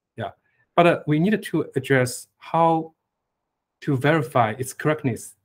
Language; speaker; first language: English; non-native, fluent; Chinese